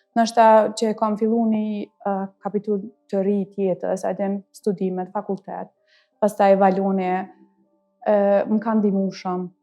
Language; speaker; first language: Albanian; early bilingual, heritage; Albanian